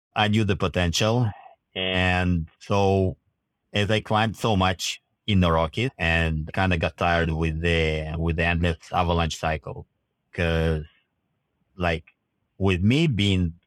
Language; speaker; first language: English; non-native, fluent; Russian